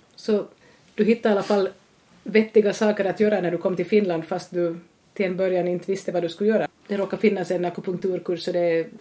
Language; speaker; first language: Swedish; native; Swedish